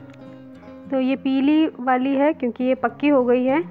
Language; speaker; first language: Hindi; non-native, local second language; Garhwali